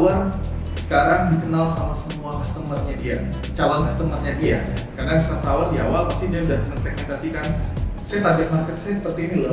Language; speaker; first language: Indonesian; native; Indonesian